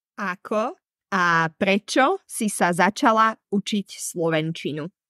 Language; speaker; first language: Slovak; native; Slovak